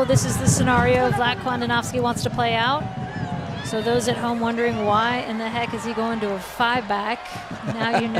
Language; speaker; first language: English; native; English